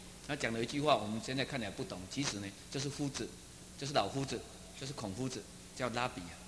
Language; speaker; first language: Chinese; native; Chinese